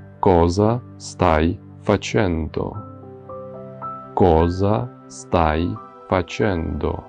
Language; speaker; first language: Italian; non-native, fluent; Ukrainian